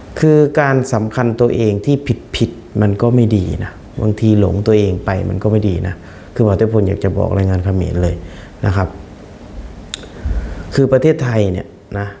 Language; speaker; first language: Thai; non-native, fluent; Khmer